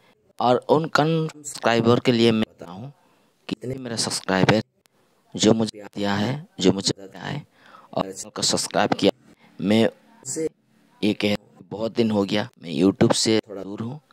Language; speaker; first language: Hindi; non-native, local second language; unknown